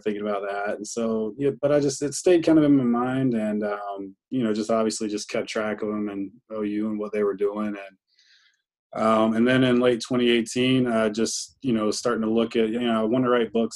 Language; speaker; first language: English; native; English